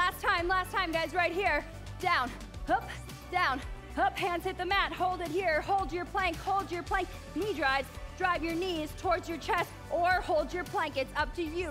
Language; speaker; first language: English; native; English